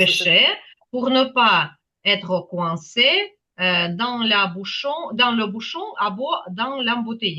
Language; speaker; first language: French; non-native, fluent; Ukrainian